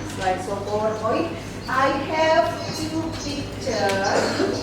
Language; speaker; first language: English; non-native, local second language; Indonesian